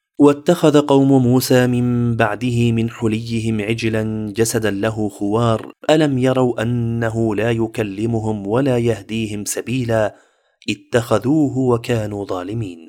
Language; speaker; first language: Arabic; native; Arabic